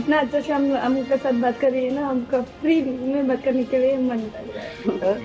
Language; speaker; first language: Hindi; non-native, local second language; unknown